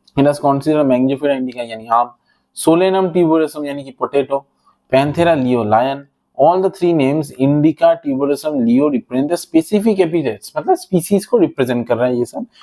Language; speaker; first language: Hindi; non-native, local second language; Bangla